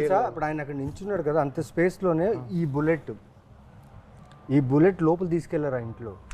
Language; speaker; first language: Telugu; native; Telugu